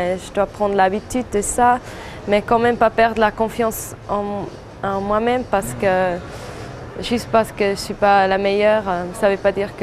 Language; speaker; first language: French; non-native, fluent; German